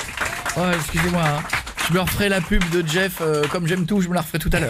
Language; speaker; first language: French; native; French